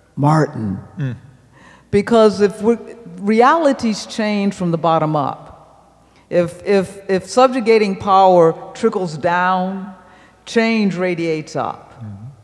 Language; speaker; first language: English; native; English